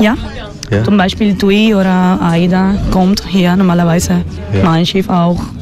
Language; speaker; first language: German; non-native, learner; Spanish